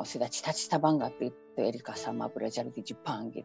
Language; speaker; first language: Indonesian; non-native, learner; Japanese